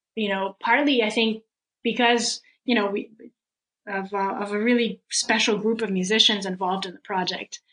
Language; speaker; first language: English; early bilingual, other home language; Russian